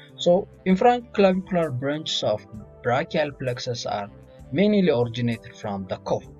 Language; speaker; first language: English; non-native, fluent; Amharic